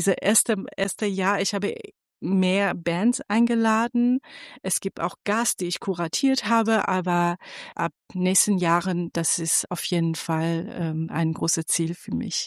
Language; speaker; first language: German; non-native, fluent; Persian